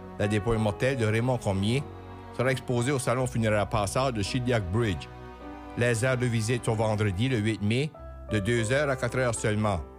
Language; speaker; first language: French; native; French